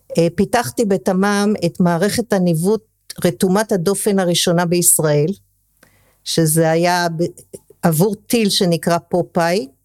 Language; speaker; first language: Hebrew; early bilingual, other home language; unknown